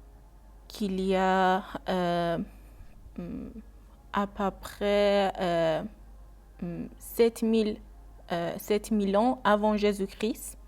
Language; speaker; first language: French; non-native, learner; Persian